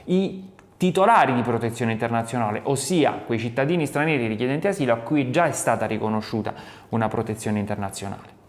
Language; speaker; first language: Italian; native; Italian